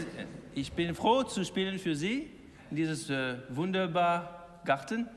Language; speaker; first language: German; non-native, learner; English